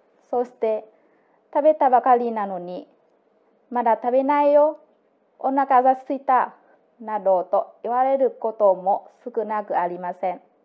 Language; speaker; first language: Japanese; non-native, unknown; Vietnamese